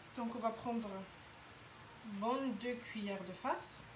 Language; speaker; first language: French; non-native, local second language; Arabic